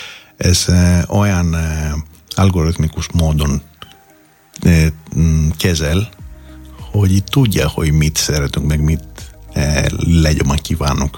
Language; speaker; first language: Hungarian; non-native, learner; Greek